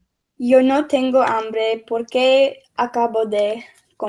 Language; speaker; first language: Spanish; non-native, learner; English